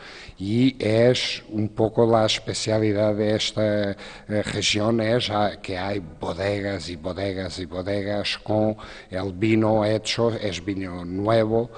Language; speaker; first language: Spanish; non-native, fluent; Portuguese